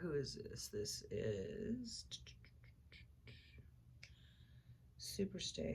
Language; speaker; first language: English; native; English